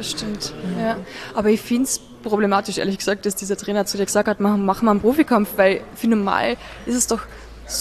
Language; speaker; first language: German; native; German